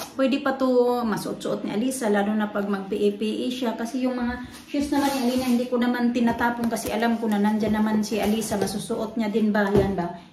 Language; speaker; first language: Filipino; non-native, local second language; Waray